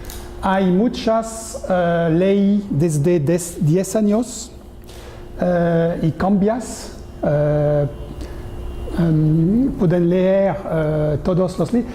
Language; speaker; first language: Spanish; non-native, learner; French